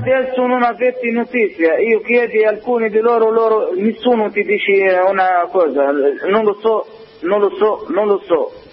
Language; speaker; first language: Italian; non-native, learner; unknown